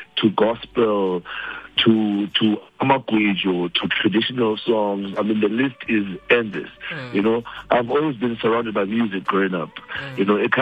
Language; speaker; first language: English; non-native, local second language; Xhosa